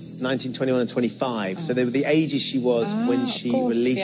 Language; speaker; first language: English; native; English